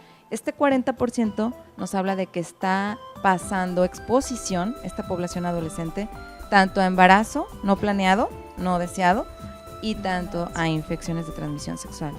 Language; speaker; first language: Spanish; native; Spanish